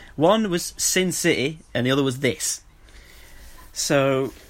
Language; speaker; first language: English; native; English